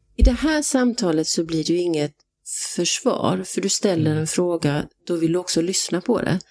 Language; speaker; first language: Swedish; native; Swedish